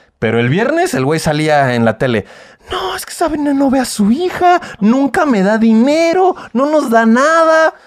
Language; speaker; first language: Spanish; native; Spanish